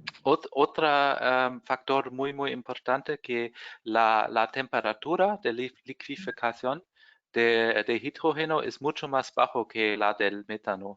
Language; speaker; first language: Spanish; non-native, fluent; German